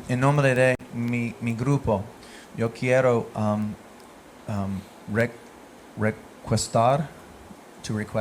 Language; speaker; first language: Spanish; non-native, learner; English